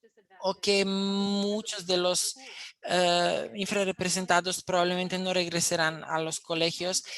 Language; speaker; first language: Spanish; non-native, fluent; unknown